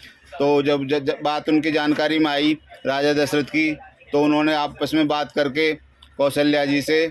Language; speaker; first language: Hindi; native; Hindi